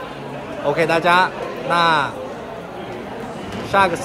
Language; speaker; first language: Chinese; early bilingual, heritage; English